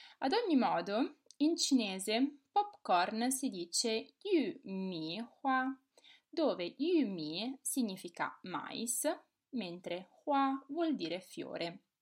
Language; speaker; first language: Italian; native; Italian